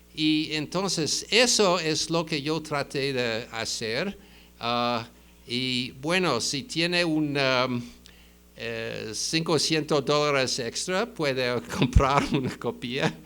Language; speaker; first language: Spanish; non-native, fluent; English